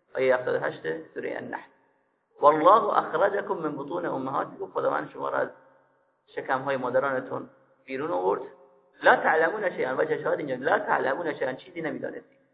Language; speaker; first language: Persian; native; Persian